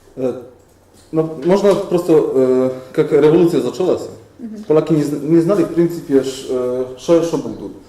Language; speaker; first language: Ukrainian; non-native, learner; Polish